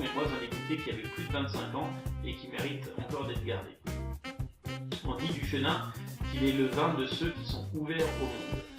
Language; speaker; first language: French; native; French